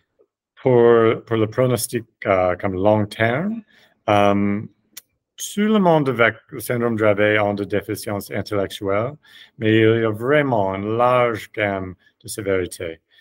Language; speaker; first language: French; non-native, fluent; English